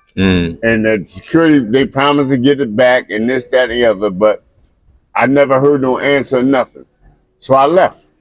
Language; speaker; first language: English; native; English